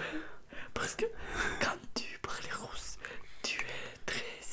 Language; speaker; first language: French; non-native, learner; Russian